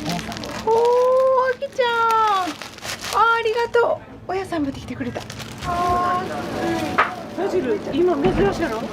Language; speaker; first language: Japanese; native; Japanese